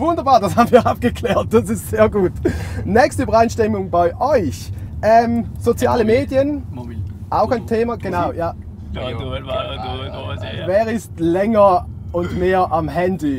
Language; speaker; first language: German; native; German